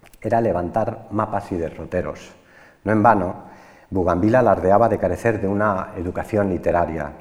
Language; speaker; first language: Spanish; native; Spanish